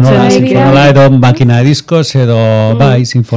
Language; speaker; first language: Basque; non-native, local second language; Spanish